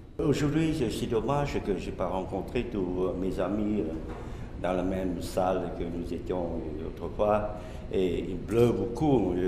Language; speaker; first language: French; non-native, learner; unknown